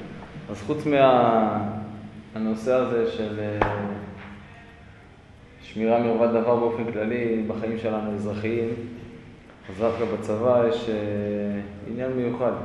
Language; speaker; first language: Hebrew; native; Hebrew